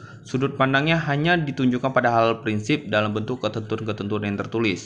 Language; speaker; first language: Indonesian; native; Indonesian